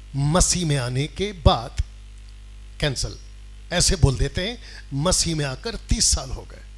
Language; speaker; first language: Hindi; non-native, local second language; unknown